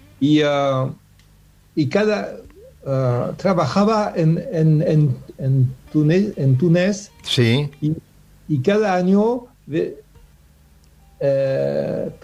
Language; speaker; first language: Spanish; non-native, learner; French